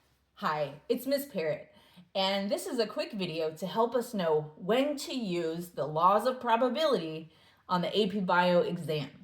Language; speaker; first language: English; native; English